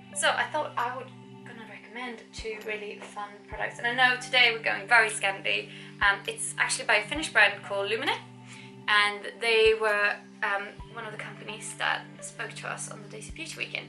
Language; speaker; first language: English; non-native, fluent; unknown